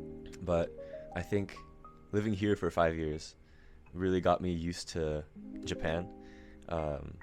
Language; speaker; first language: English; early bilingual, other home language; Japanese